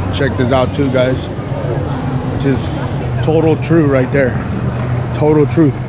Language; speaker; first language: English; native; English